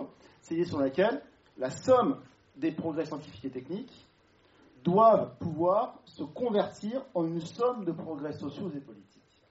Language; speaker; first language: French; native; French